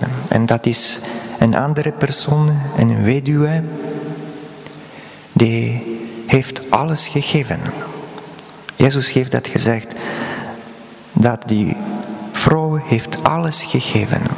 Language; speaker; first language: Dutch; non-native, fluent; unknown